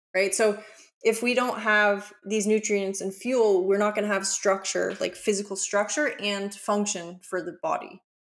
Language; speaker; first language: English; native; English